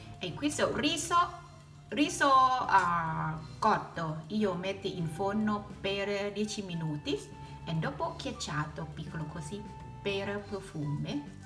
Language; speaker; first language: Italian; non-native, learner; Thai